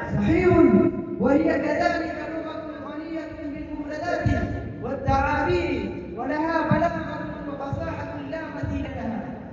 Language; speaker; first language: Arabic; non-native, fluent; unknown